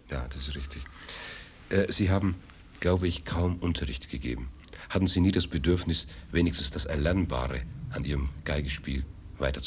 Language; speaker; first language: German; native; German